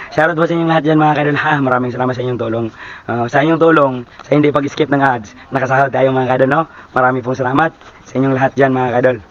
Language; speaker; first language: Filipino; native; Filipino